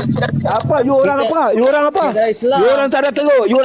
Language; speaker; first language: Malay; native; Malay